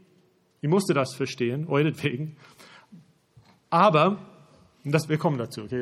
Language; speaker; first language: German; non-native, fluent; English